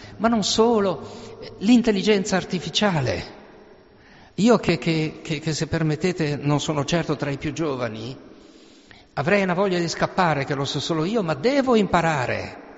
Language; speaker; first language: Italian; native; Italian